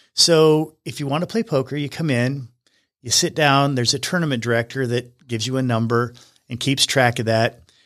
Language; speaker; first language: English; native; English